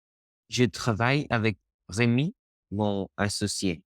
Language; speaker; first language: French; non-native, learner; Spanish